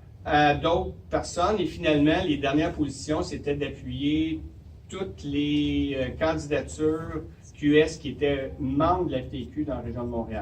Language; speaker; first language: French; native; French